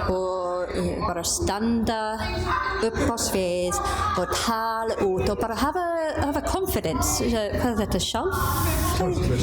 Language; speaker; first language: Icelandic; non-native, learner; English